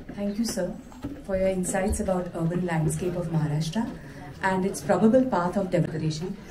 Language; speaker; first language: English; non-native, local second language; Marathi